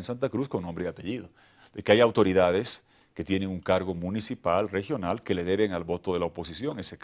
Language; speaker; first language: Spanish; native; Spanish